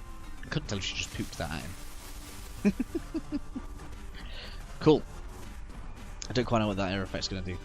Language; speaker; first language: English; native; English